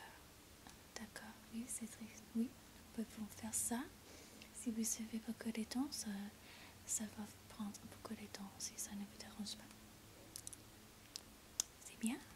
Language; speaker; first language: French; non-native, learner; English